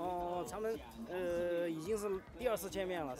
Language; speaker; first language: Chinese; native; Chinese